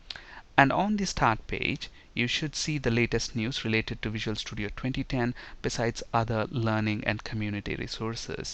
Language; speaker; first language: English; non-native, local second language; Telugu